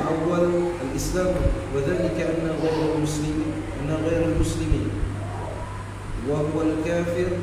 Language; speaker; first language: Arabic; non-native, learner; Indonesian